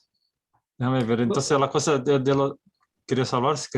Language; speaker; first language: Spanish; non-native, fluent; Portuguese